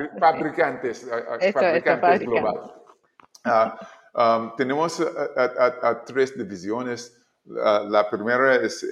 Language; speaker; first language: Spanish; non-native, learner; English